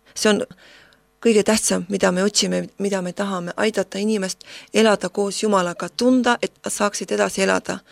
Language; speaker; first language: Estonian; non-native, local second language; Russian